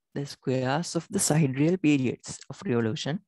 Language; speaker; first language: English; non-native, local second language; Sinhala